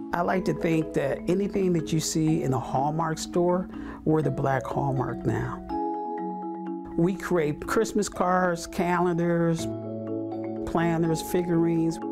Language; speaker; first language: English; native; English